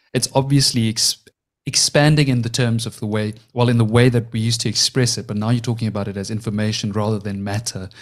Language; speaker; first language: English; native; English